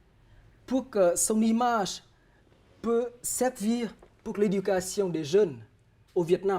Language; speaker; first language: French; non-native, fluent; Vietnamese